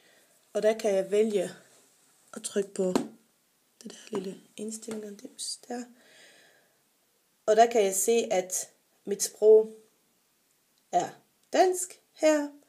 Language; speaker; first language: Danish; non-native, fluent; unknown